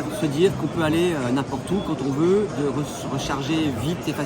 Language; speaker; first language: French; native; French